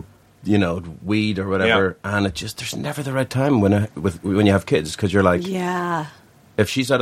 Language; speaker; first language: English; native; English